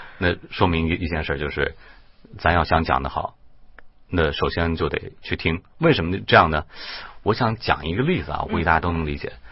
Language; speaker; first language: Chinese; native; Chinese